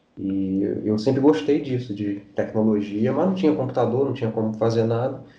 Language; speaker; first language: Portuguese; native; Portuguese